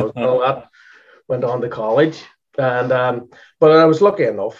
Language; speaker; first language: English; native; English